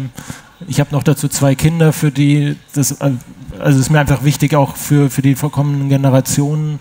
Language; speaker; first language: German; native; German